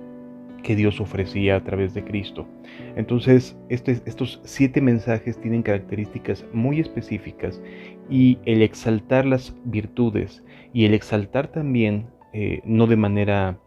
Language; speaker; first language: Spanish; native; Spanish